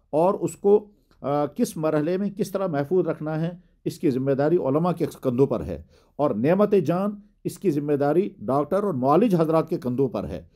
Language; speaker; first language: Urdu; non-native, local second language; Kashmiri